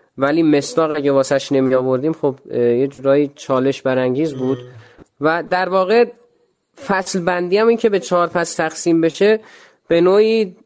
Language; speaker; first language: Persian; native; Persian